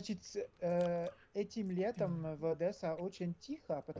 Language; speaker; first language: Russian; non-native, learner; French